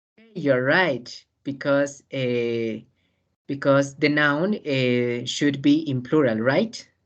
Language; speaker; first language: English; non-native, fluent; Spanish